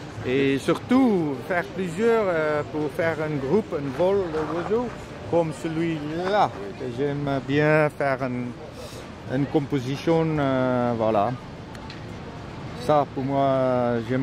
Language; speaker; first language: French; non-native, learner; Dutch